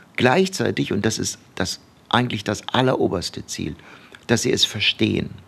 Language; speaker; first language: German; early bilingual, other home language; Turkish